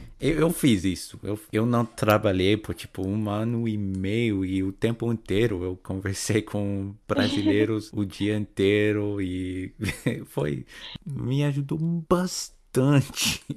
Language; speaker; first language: Portuguese; non-native, fluent; English